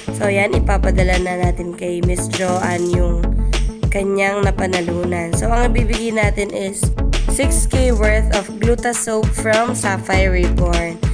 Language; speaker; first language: Filipino; native; Filipino